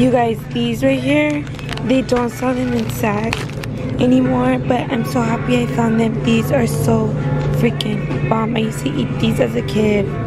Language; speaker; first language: English; early bilingual, other home language; Spanish